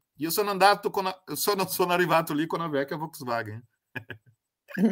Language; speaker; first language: Italian; non-native, fluent; Portuguese